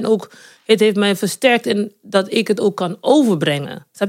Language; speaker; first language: Dutch; native; Dutch